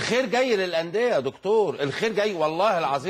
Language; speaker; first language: Arabic; native; Arabic